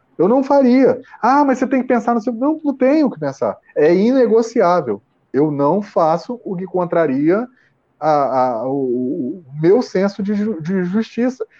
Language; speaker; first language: Portuguese; native; Portuguese